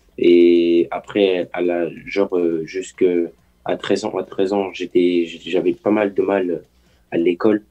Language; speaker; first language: French; early bilingual, other home language; Haitian Creole